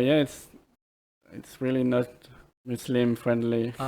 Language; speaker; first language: English; non-native, fluent; French